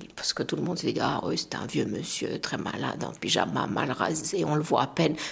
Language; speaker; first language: French; non-native, fluent; Romanian